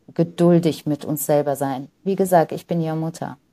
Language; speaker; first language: German; early bilingual, other home language; Arabic